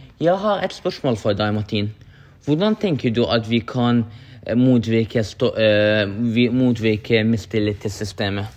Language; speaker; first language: Norwegian; non-native, local second language; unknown